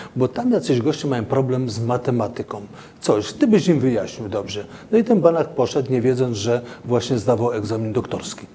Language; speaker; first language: Polish; native; Polish